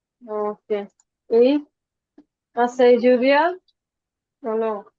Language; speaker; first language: Spanish; non-native, learner; Bangla